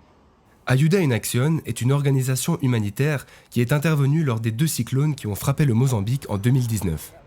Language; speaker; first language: French; native; French